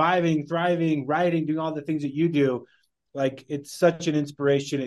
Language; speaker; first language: English; native; English